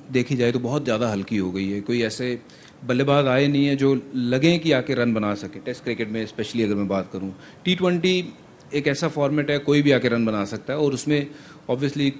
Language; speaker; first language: Hindi; non-native, local second language; Punjabi